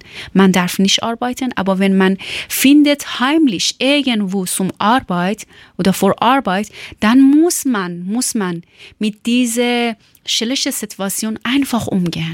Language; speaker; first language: German; non-native, learner; Persian